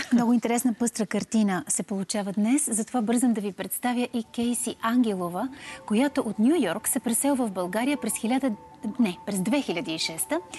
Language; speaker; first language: Bulgarian; native; Bulgarian